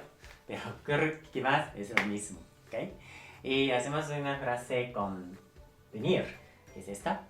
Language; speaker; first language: Spanish; non-native, fluent; Japanese